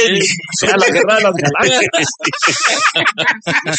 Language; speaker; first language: Spanish; native; Spanish